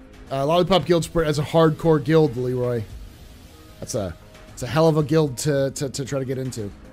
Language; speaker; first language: English; native; English